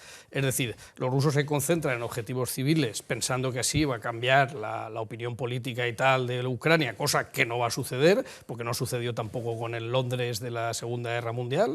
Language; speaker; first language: Spanish; native; Spanish